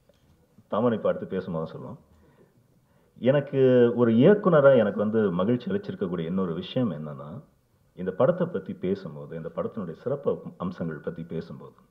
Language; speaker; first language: Tamil; native; Tamil